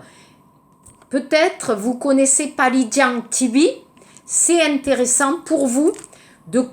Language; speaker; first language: French; native; French